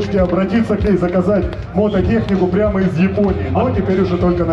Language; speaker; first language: Russian; native; Russian